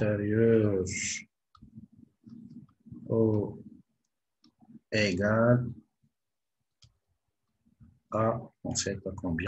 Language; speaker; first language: French; non-native, local second language; Arabic